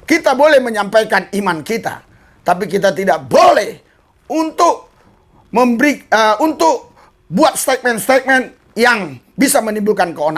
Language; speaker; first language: Indonesian; native; Indonesian